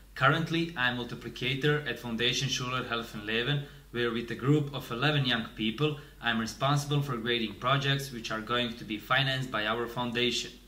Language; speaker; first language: English; non-native, fluent; Bosnian